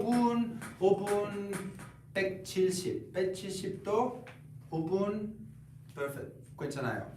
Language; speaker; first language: Korean; non-native, learner; Italian